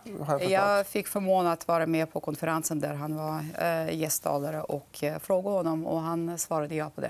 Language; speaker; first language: Swedish; non-native, fluent; Russian